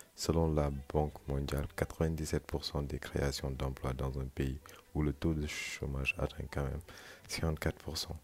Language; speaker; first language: French; non-native, local second language; Wolof